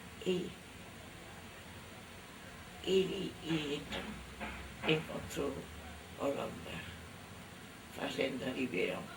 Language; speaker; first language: Portuguese; non-native, fluent; Dutch